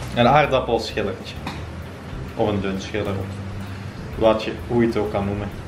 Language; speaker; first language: Dutch; native; Dutch